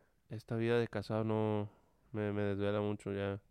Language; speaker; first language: Spanish; early bilingual, heritage; Spanish